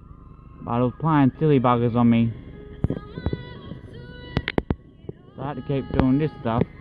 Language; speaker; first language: English; native; English